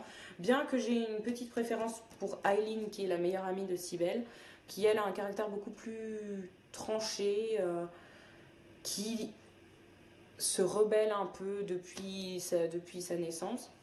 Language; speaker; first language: French; native; French